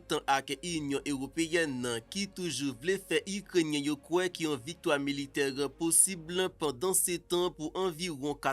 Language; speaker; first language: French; non-native, local second language; Haitian Creole